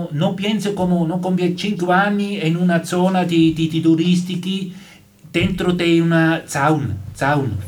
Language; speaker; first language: Italian; non-native, learner; German